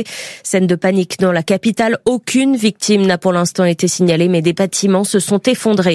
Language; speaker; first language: French; native; French